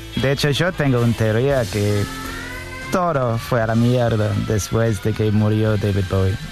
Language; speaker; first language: Spanish; non-native, fluent; English